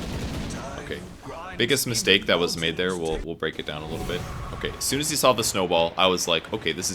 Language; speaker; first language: English; native; English